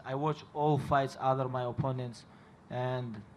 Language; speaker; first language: English; non-native, learner; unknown